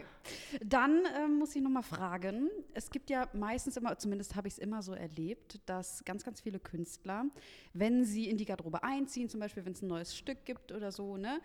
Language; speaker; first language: German; native; German